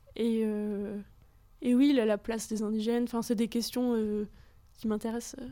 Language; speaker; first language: French; native; French